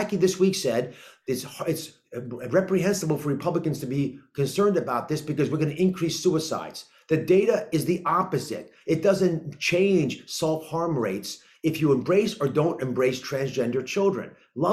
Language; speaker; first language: English; native; English